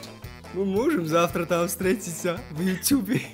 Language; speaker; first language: Russian; non-native, learner; Tajik